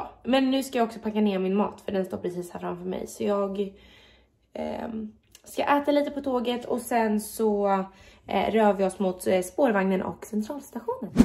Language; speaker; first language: Swedish; native; Swedish